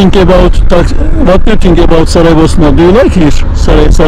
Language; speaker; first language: English; non-native, learner; Turkish